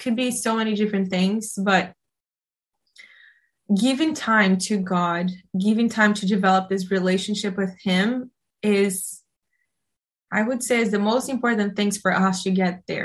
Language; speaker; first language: English; non-native, fluent; Portuguese